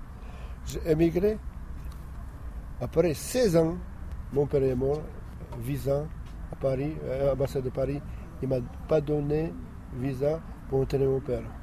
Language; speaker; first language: French; non-native, learner; Slovak